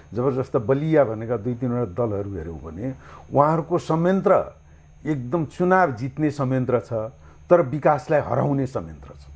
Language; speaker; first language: Nepali; native; Nepali